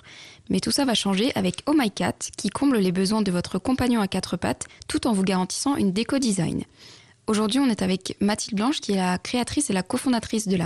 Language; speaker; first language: French; native; French